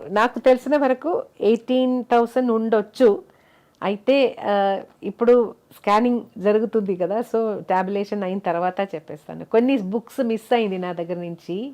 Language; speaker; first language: Telugu; non-native, fluent; Malayalam